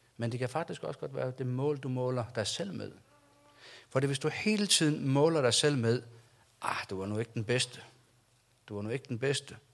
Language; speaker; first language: Danish; non-native, local second language; Faroese